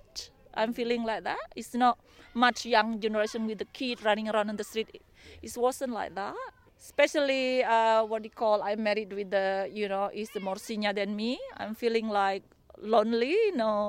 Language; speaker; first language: English; non-native, learner; Indonesian